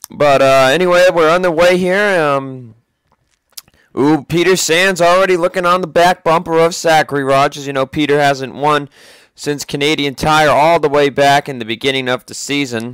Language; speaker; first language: English; native; English